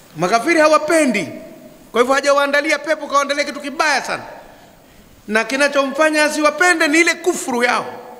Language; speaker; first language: Swahili; native; Swahili